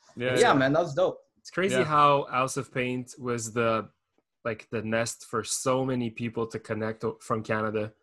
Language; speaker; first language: English; native; English